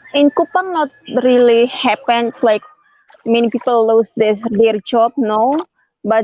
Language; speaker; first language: English; non-native, learner; Indonesian